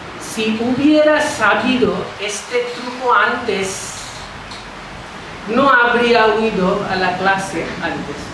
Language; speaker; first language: Spanish; non-native, fluent; Bangla